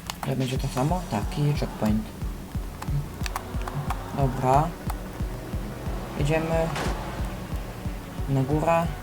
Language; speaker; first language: Polish; native; Polish